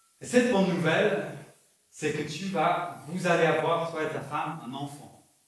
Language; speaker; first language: French; non-native, fluent; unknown